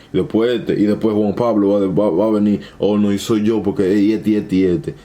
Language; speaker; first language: Spanish; early bilingual, heritage; Spanish